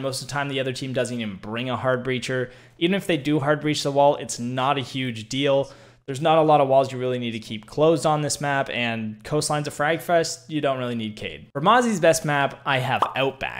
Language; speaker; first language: English; native; English